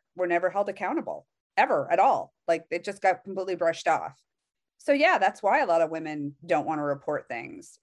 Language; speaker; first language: English; native; English